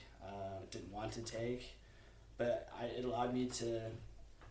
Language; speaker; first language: English; native; English